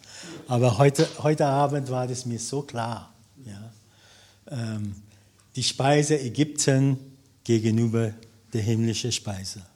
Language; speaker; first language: German; non-native, learner; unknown